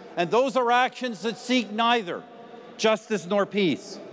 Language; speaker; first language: English; native; English